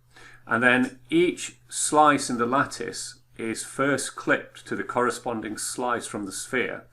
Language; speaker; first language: English; native; English